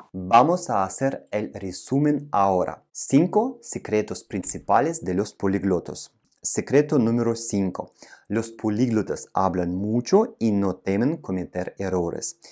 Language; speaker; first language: Spanish; non-native, fluent; Russian